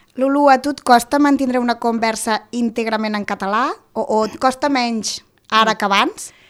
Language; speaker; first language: Catalan; native; Catalan